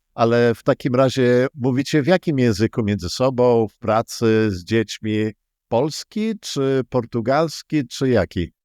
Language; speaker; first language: Polish; native; Polish